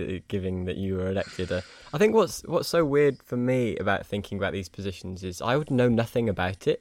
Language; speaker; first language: English; native; English